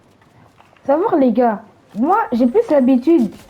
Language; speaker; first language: French; native; French